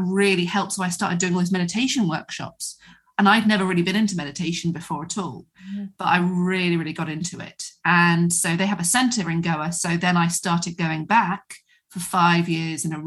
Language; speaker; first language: English; native; English